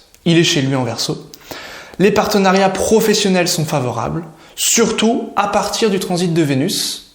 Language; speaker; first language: French; native; French